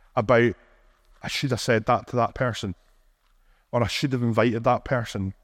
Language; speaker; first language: English; native; English